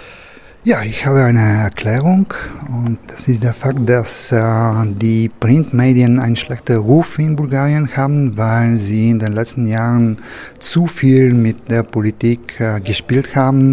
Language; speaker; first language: German; non-native, fluent; Bulgarian